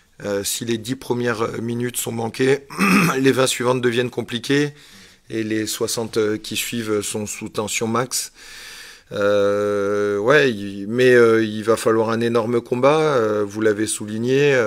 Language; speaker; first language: French; native; French